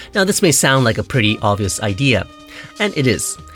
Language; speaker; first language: English; non-native, fluent; Japanese